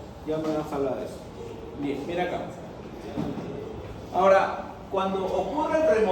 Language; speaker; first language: Spanish; native; Spanish